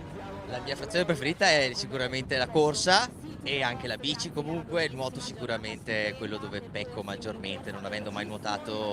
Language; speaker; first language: Italian; native; Italian